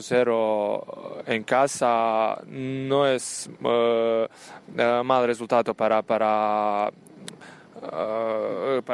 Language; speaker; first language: Spanish; non-native, learner; Serbian